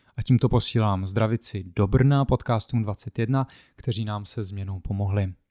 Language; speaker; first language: Czech; native; Czech